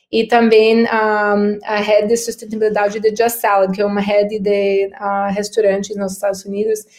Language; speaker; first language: Portuguese; non-native, fluent; English